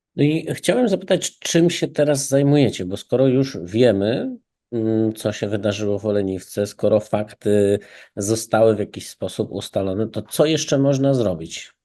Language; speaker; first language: Polish; native; Polish